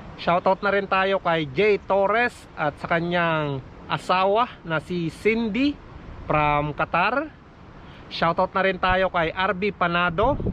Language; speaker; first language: Filipino; native; Filipino